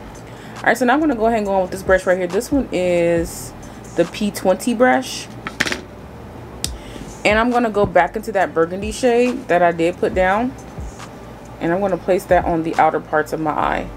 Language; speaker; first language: English; native; English